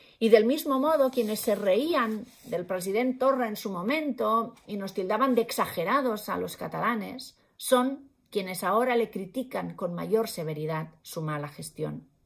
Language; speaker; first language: Spanish; non-native, local second language; Catalan